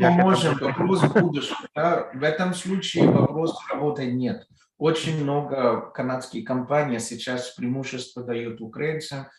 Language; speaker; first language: Russian; non-native, fluent; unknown